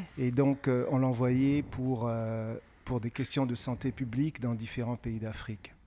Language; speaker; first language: French; non-native, local second language; Kinyarwanda